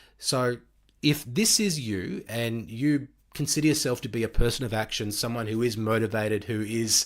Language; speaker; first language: English; native; English